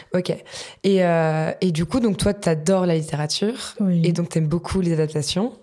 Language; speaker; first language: French; native; French